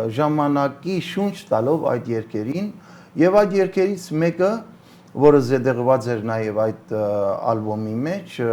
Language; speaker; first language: Armenian; early bilingual, heritage; Armenian